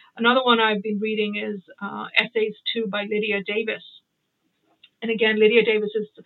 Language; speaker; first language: English; non-native, local second language; Gujarati